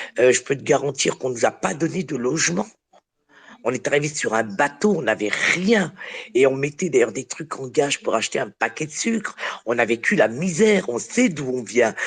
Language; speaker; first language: French; early bilingual, other home language; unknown